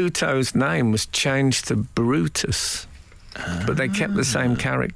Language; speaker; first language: English; native; English